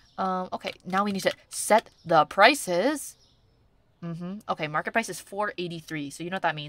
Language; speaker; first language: English; early bilingual, other home language; Korean